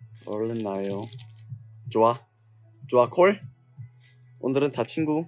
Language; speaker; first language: Korean; non-native, fluent; English